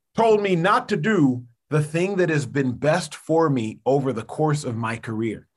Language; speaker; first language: English; early bilingual, other home language; Yoruba